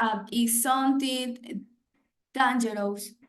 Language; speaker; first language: English; non-native, learner; Spanish